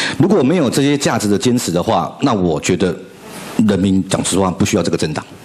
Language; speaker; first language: Chinese; native; Chinese